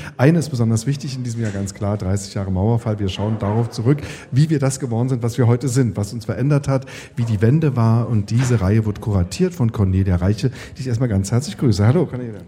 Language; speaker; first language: German; native; German